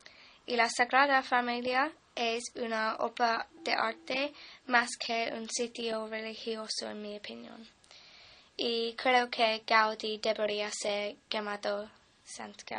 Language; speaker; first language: Spanish; non-native, fluent; English